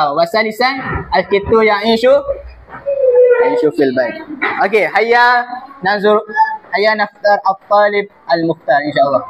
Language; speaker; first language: Arabic; non-native, learner; Malay